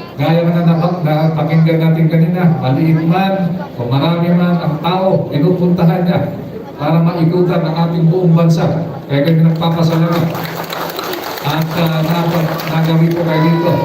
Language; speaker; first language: Filipino; non-native, local second language; Iloko